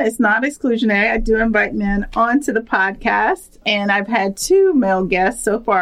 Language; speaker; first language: English; native; English